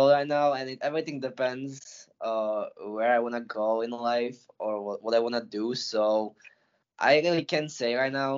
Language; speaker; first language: English; non-native, fluent; Slovak